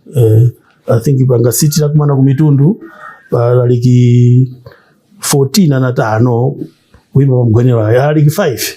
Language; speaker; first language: Nyanja; non-native, local second language; Tumbuka